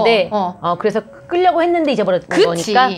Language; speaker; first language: Korean; native; Korean